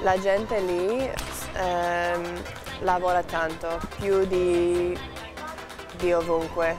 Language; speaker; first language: Italian; non-native, learner; English